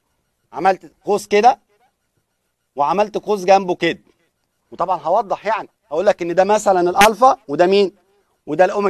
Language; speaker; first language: Arabic; native; Arabic